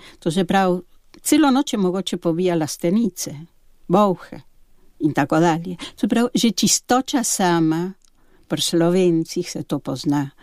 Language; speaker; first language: Slovenian; early bilingual, heritage; Slovenian